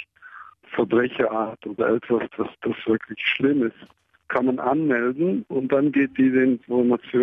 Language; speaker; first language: German; non-native, fluent; Hebrew